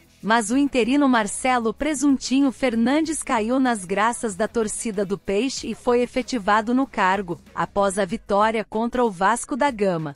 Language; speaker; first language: Portuguese; native; Portuguese